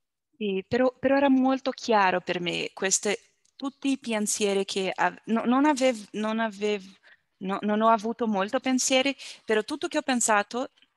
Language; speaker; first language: Italian; non-native, learner; Portuguese